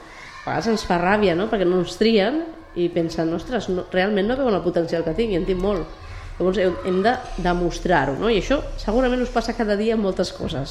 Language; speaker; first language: Catalan; native; Catalan